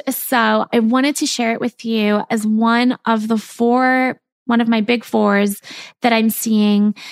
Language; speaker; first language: English; native; English